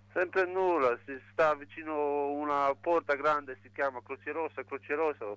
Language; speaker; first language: Italian; non-native, learner; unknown